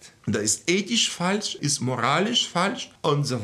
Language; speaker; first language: German; non-native, fluent; Russian